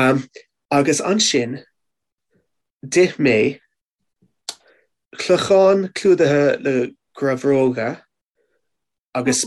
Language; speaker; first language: Irish; non-native, local second language; English